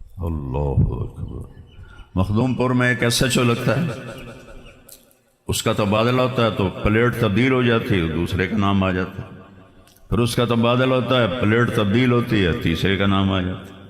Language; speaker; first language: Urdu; non-native, local second language; Punjabi